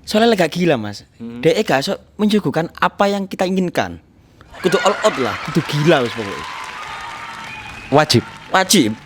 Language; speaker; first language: Indonesian; non-native, local second language; Javanese